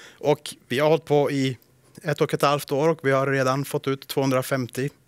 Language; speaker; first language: Swedish; early bilingual, other home language; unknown